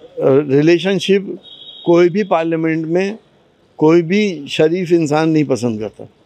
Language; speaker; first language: Hindi; native; Hindi